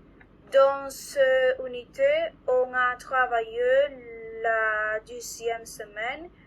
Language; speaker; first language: French; non-native, learner; Spanish